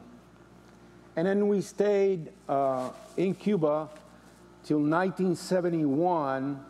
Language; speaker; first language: English; early bilingual, other home language; Spanish